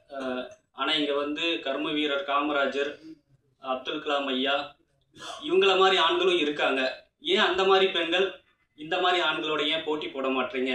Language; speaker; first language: Tamil; native; Tamil